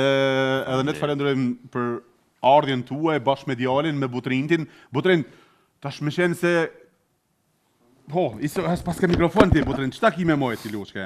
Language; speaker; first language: Albanian; native; Albanian